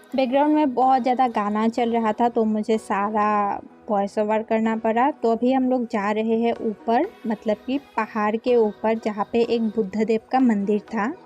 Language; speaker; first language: Hindi; non-native, local second language; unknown